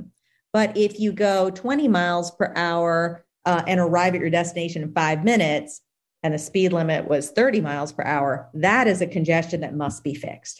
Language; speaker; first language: English; native; English